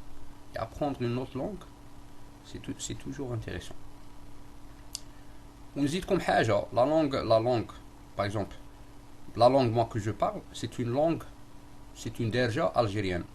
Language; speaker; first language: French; non-native, local second language; Arabic